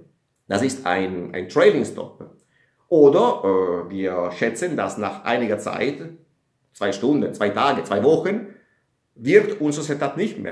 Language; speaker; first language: German; non-native, fluent; Italian